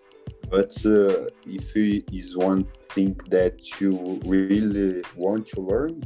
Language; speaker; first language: English; non-native, learner; Portuguese